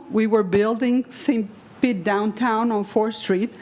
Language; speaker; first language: English; non-native, fluent; Spanish